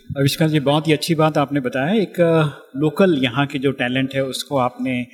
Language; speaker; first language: Hindi; native; Hindi